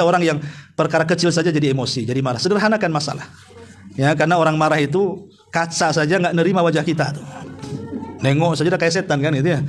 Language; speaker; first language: Indonesian; native; Indonesian